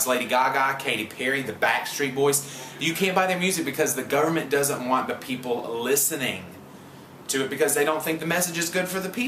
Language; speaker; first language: English; native; English